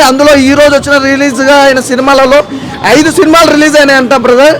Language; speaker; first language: Telugu; native; Telugu